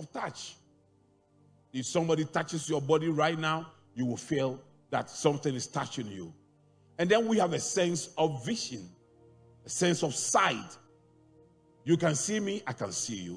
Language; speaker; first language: English; non-native, local second language; Akan